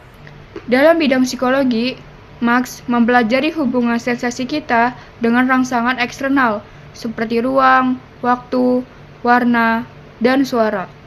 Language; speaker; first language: Indonesian; native; Indonesian